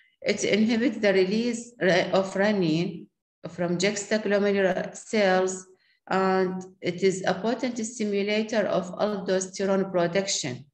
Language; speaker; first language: English; non-native, fluent; Arabic